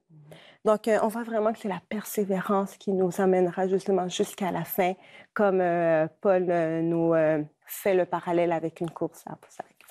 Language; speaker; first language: French; native; French